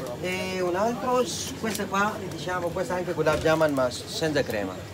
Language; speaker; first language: Italian; non-native, learner; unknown